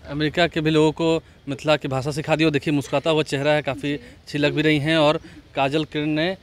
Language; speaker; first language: Hindi; native; Hindi